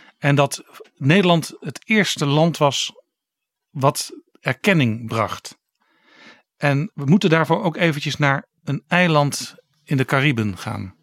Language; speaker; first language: Dutch; native; Dutch